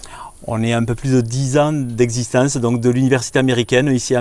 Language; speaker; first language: French; native; French